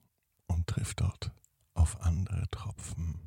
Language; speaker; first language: German; native; German